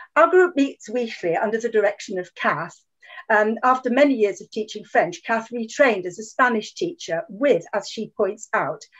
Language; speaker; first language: English; native; English